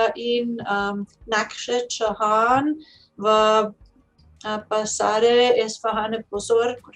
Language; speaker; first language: Persian; non-native, learner; German